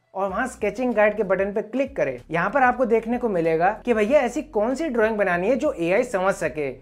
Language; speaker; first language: Hindi; native; Hindi